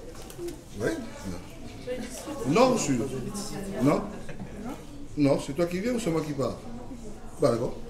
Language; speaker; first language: French; native; French